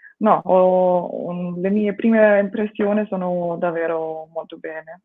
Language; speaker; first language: Italian; non-native, fluent; German